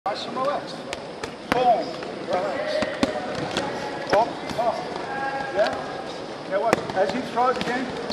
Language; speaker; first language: English; native; English